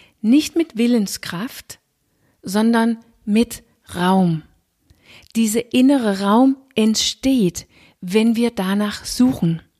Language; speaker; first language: German; non-native, fluent; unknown